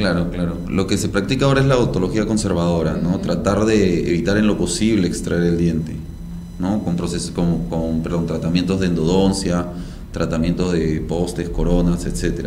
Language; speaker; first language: Spanish; native; Spanish